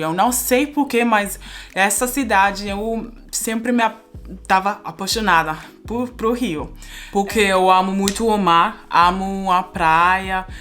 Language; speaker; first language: Portuguese; non-native, fluent; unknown